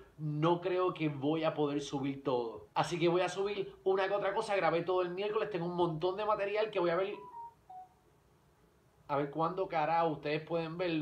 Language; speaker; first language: Spanish; native; Spanish